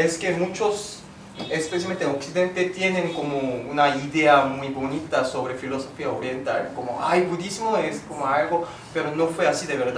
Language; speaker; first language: Spanish; non-native, fluent; Korean